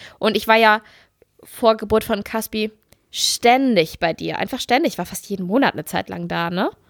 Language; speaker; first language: German; native; German